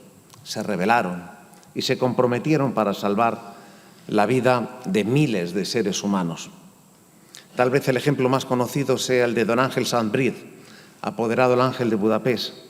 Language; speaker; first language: Spanish; native; Spanish